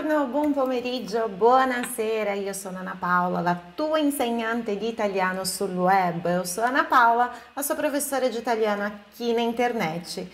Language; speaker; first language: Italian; non-native, fluent; Portuguese